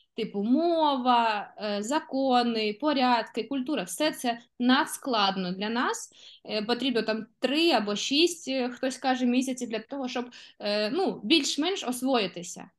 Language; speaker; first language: Ukrainian; non-native, local second language; Russian